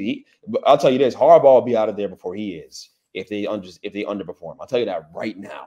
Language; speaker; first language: English; native; English